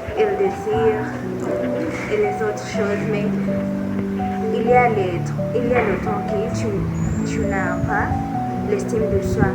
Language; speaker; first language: French; non-native, learner; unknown